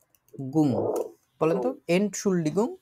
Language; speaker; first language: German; non-native, learner; Bangla